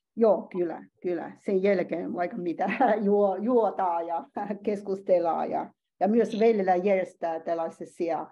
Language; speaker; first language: Finnish; non-native, learner; Chinese